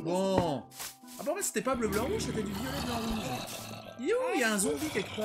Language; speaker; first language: French; native; French